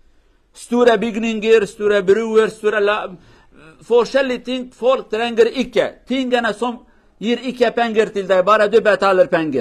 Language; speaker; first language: Norwegian; non-native, learner; Kurdish